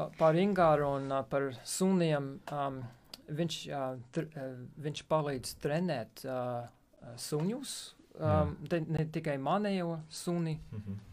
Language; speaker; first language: Latvian; non-native, fluent; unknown